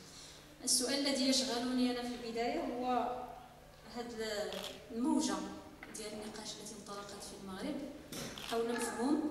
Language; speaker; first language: Arabic; native; Arabic